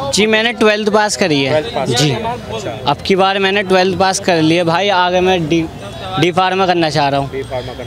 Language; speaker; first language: Hindi; native; Hindi